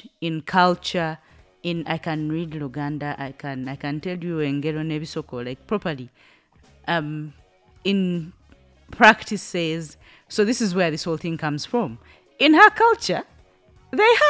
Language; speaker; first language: English; non-native, local second language; Ganda